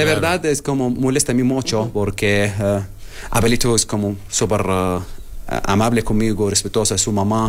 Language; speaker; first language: Spanish; non-native, learner; Arabic